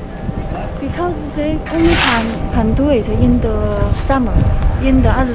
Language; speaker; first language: English; non-native, learner; Chinese